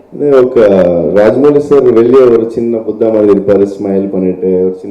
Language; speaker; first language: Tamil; non-native, learner; Telugu